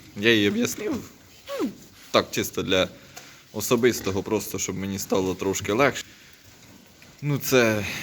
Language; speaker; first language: Ukrainian; native; Ukrainian